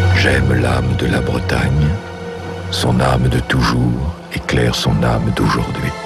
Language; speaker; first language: French; native; French